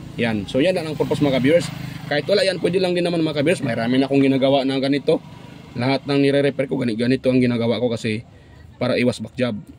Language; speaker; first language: Filipino; non-native, local second language; Cebuano